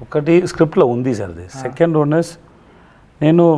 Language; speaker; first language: Telugu; non-native, local second language; Tamil